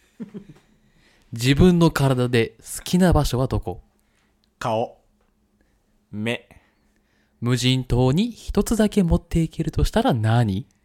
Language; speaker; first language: Japanese; early bilingual, other home language; Portuguese